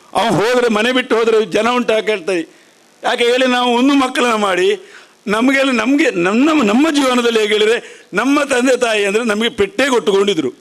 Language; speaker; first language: Kannada; non-native, local second language; Tulu